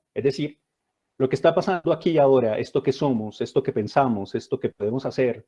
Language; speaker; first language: Spanish; native; Spanish